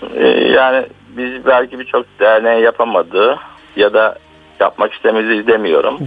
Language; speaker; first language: Turkish; native; Turkish